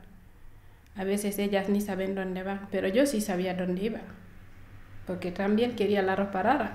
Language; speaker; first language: Spanish; non-native, fluent; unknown